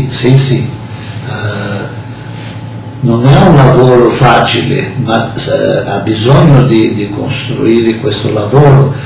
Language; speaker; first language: Italian; non-native, fluent; Portuguese